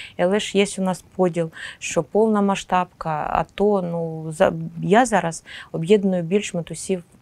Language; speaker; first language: Ukrainian; non-native, local second language; Russian